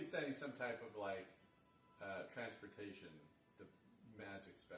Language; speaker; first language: English; native; English